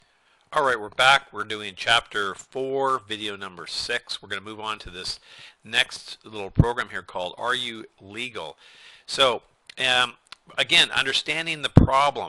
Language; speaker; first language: English; native; English